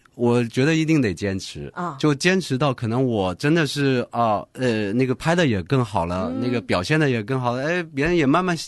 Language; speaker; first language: Chinese; non-native, local second language; Hakka Chinese